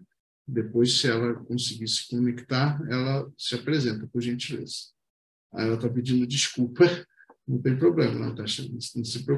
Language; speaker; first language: Portuguese; native; Portuguese